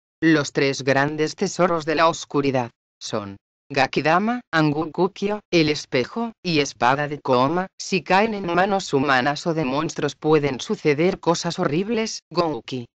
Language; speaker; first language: Spanish; native; Spanish